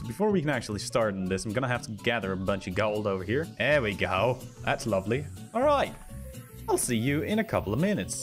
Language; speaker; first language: English; native; English